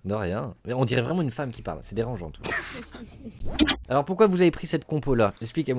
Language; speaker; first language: French; native; French